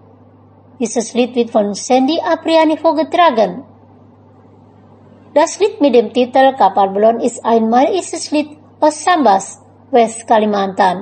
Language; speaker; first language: German; non-native, fluent; Indonesian